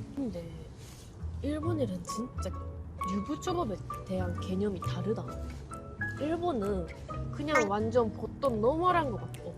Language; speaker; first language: Korean; non-native, fluent; Japanese